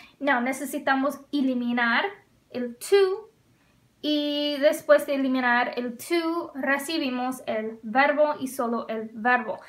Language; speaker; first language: Spanish; non-native, fluent; English